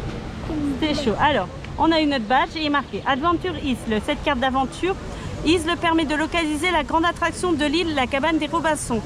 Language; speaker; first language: French; native; French